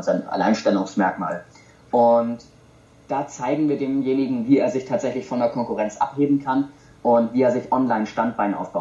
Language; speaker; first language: German; native; German